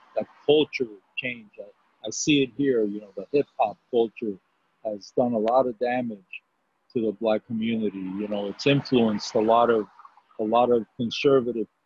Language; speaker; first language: English; native; English